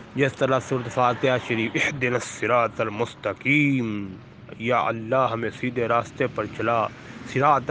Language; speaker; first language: Urdu; non-native, local second language; Punjabi